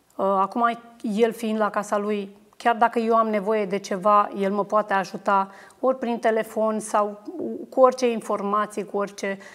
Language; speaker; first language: Romanian; native; Romanian